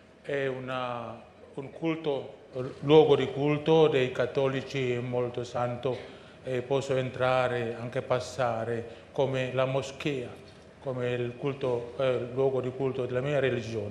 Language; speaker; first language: Italian; non-native, learner; Indonesian